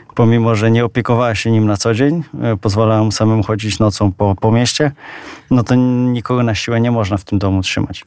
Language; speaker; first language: Polish; native; Polish